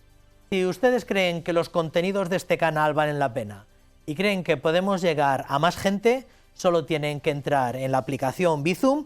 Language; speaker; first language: Spanish; native; Spanish